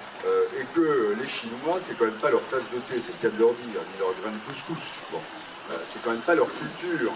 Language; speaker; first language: French; native; French